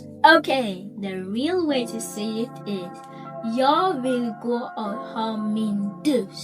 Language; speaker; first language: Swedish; non-native, learner; English